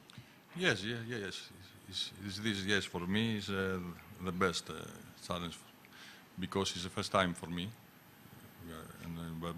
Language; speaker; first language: English; non-native, learner; Greek